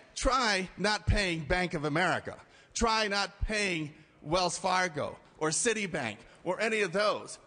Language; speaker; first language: English; native; English